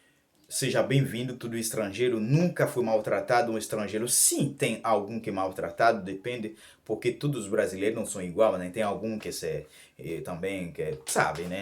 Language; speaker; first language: Portuguese; non-native, learner; Haitian Creole